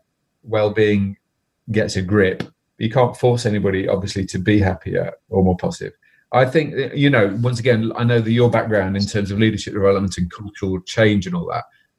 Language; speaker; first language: English; native; English